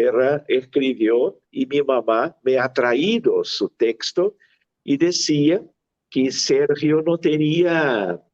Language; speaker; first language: Spanish; non-native, fluent; Portuguese